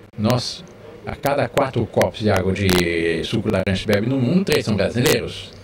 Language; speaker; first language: Portuguese; early bilingual, other home language; French